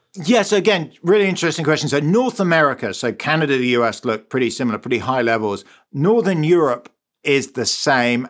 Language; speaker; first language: English; native; English